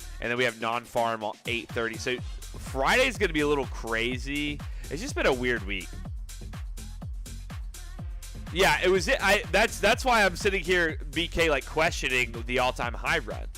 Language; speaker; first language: English; native; English